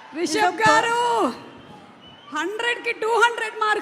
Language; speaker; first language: Telugu; native; Telugu